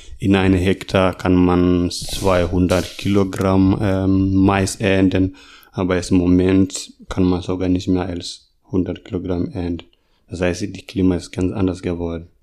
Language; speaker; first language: German; non-native, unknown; Swahili